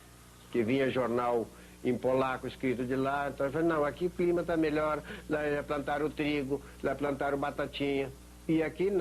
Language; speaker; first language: Portuguese; early bilingual, other home language; Polish